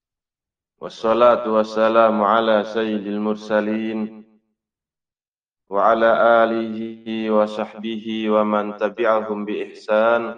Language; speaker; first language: Arabic; non-native, fluent; Indonesian